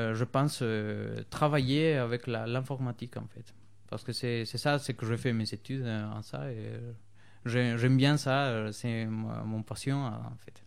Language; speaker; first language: French; non-native, fluent; Spanish